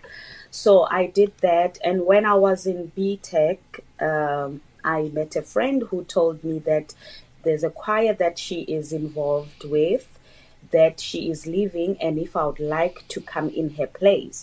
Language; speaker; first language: English; non-native, local second language; Northern Sotho